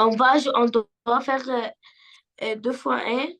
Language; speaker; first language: French; non-native, learner; Arabic